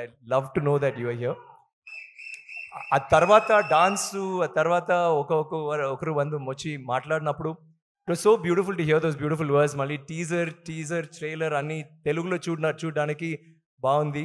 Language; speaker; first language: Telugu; non-native, learner; Tamil